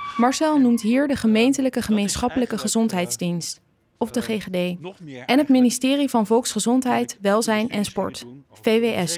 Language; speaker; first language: Dutch; native; Dutch